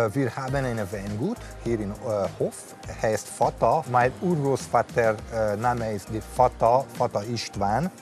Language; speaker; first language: German; non-native, learner; Hungarian